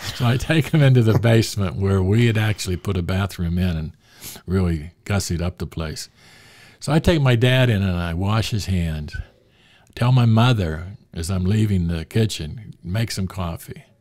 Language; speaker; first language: English; native; English